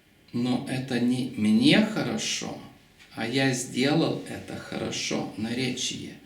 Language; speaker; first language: Russian; non-native, local second language; Lithuanian